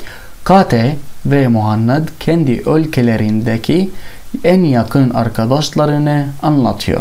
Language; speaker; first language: Turkish; non-native, fluent; Arabic